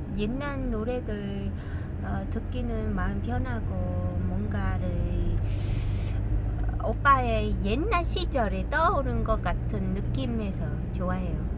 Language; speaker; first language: Korean; non-native, learner; Vietnamese